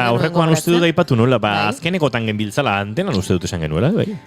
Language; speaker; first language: Basque; native; Basque